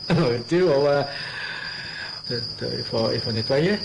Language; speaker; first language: French; non-native, learner; Japanese